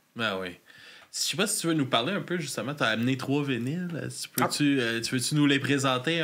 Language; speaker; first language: French; native; French